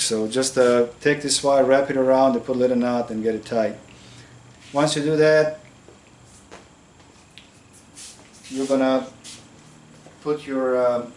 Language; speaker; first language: English; non-native, fluent; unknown